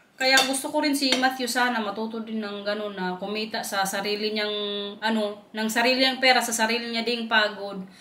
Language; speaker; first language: Filipino; non-native, local second language; Waray